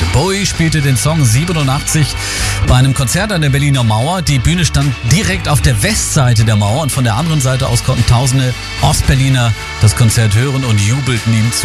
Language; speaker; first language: German; native; German